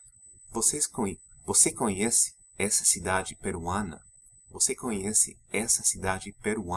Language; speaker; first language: Portuguese; non-native, fluent; English